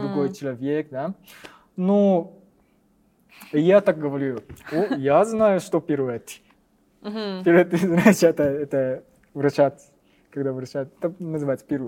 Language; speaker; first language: Russian; non-native, learner; Japanese